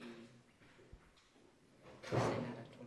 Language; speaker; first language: Spanish; non-native, learner; English